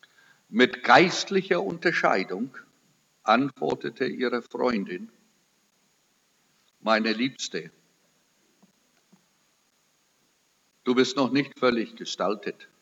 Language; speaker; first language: German; early bilingual, heritage; German